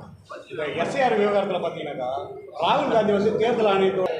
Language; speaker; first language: Tamil; native; Tamil